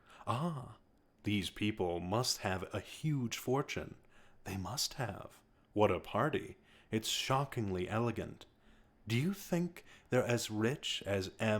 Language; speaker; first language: English; native; English